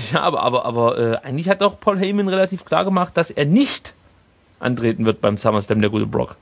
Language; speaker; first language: German; native; German